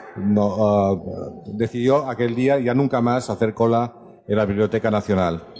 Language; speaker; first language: Spanish; native; Spanish